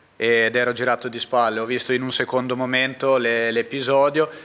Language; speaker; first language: Italian; native; Italian